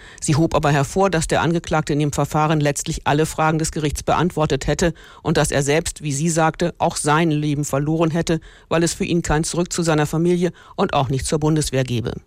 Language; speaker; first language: German; native; German